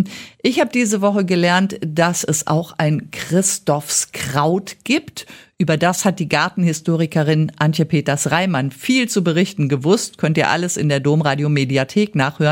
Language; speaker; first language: German; native; German